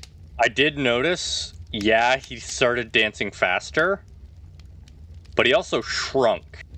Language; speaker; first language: English; native; English